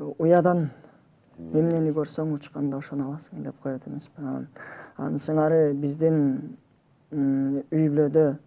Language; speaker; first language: Kyrgyz; native; Kyrgyz